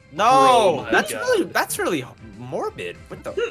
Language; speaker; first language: English; native; English